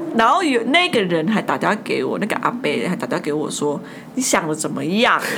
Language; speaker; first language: Chinese; native; Chinese